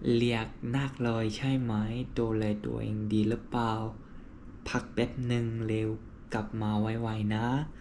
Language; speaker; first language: Thai; non-native, learner; Korean